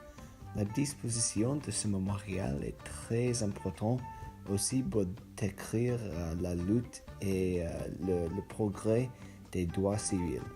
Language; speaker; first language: French; non-native, learner; English